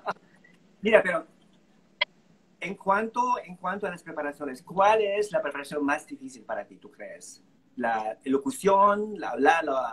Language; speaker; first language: Spanish; non-native, fluent; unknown